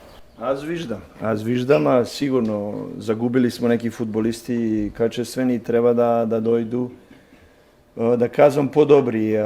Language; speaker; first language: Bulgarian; non-native, learner; Serbian